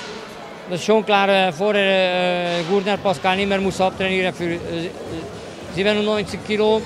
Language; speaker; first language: German; non-native, learner; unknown